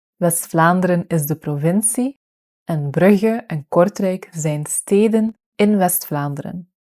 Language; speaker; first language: Dutch; native; Dutch